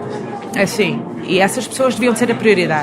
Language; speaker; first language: Portuguese; native; Portuguese